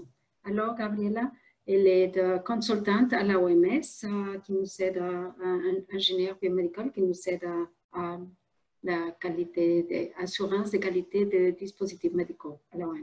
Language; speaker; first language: French; non-native, fluent; Spanish